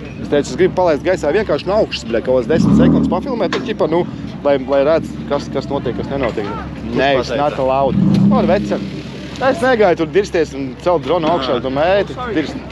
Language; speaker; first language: Latvian; native; Latvian